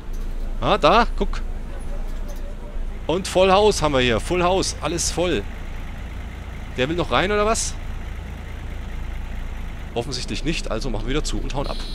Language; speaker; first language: German; native; German